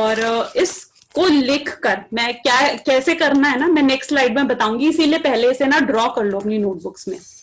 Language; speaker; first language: Hindi; native; Hindi